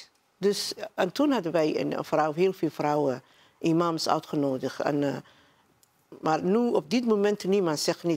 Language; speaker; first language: Dutch; non-native, learner; Somali